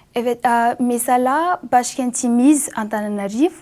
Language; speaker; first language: Turkish; non-native, fluent; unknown